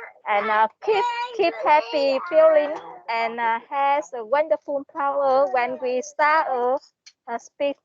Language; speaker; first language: English; non-native, learner; Vietnamese